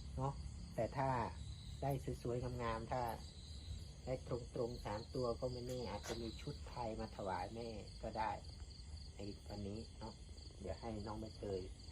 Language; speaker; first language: Thai; non-native, local second language; Northern Khmer